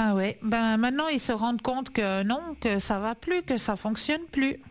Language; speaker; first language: French; native; French